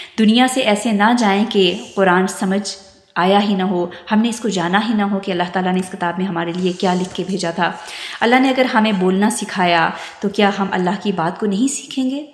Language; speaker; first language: Urdu; native; Urdu